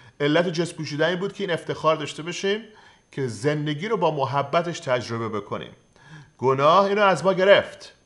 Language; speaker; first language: Persian; native; Persian